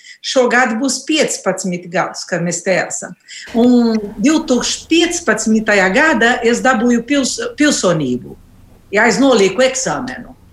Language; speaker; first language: Latvian; non-native, learner; Portuguese